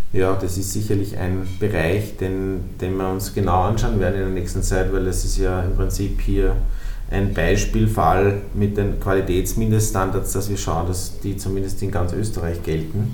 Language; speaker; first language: German; native; German